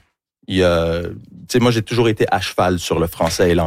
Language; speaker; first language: French; early bilingual, other home language; English